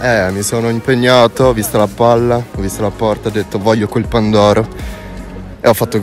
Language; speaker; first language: Italian; early bilingual, other home language; Portuguese